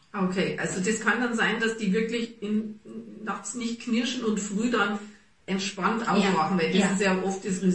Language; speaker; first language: German; native; German